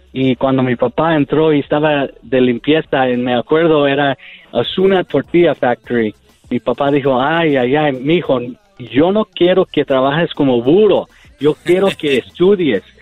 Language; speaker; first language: Spanish; early bilingual, heritage; Spanish